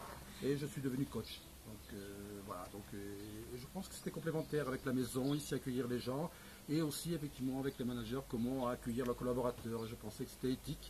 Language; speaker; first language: French; native; French